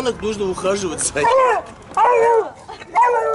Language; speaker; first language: Russian; non-native, learner; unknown